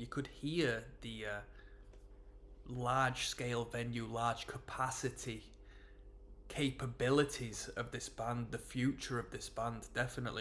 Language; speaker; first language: English; native; English